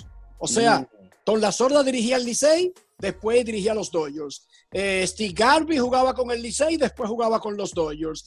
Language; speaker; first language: Spanish; native; Spanish